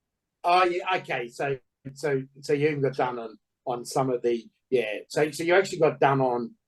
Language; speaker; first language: English; native; English